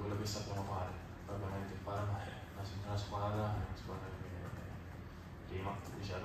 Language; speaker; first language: Italian; native; Italian